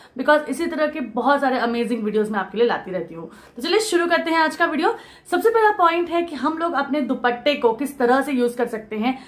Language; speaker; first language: Hindi; non-native, local second language; Marathi